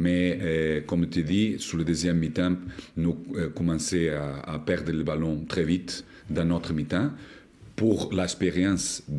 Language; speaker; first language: French; non-native, learner; Portuguese